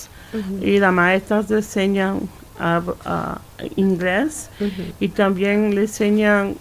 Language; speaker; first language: Spanish; early bilingual, heritage; Spanish